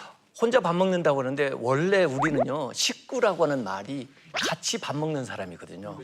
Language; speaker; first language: Korean; native; Korean